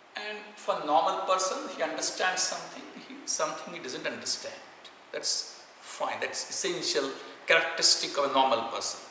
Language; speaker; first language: English; non-native, local second language; Marathi